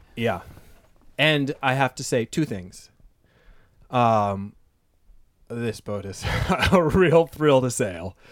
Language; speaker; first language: English; native; English